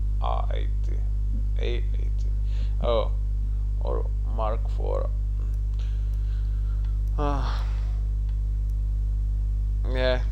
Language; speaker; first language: English; non-native, learner; Czech